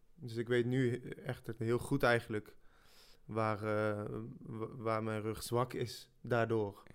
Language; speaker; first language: Dutch; early bilingual, other home language; French